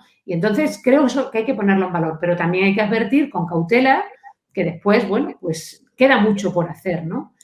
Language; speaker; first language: Spanish; native; Spanish